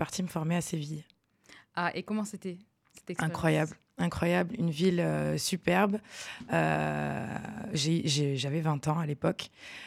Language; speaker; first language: French; native; French